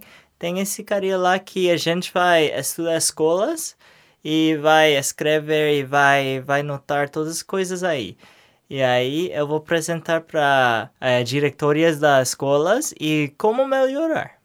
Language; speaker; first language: Portuguese; non-native, learner; English